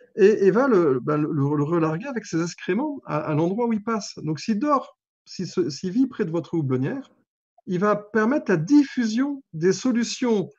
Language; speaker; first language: French; native; French